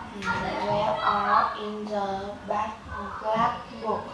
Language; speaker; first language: English; non-native, learner; Vietnamese